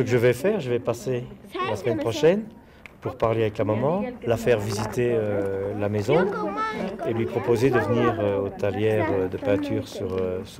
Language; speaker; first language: French; native; French